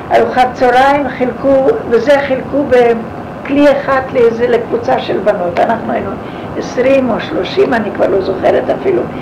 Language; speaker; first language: Hebrew; non-native, fluent; Yiddish